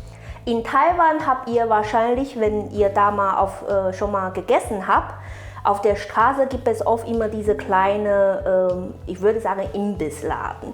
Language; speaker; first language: German; non-native, fluent; Chinese